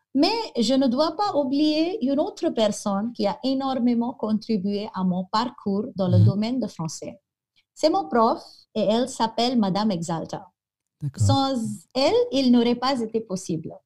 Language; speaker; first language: French; non-native, fluent; Konkani